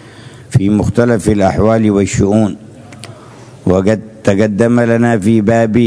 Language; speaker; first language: Arabic; native; Arabic